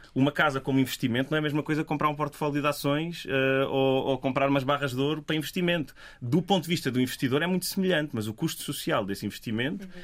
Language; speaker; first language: Portuguese; native; Portuguese